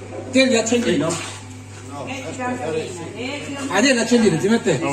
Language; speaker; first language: Italian; native; Italian